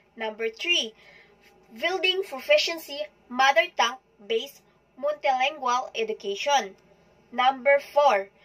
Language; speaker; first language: English; non-native, local second language; Filipino